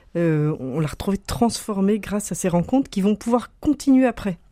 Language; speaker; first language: French; native; French